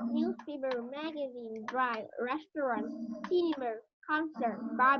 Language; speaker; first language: English; non-native, learner; Vietnamese